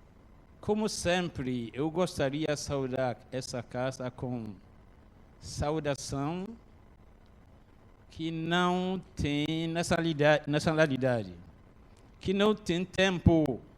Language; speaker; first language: Portuguese; non-native, learner; Arabic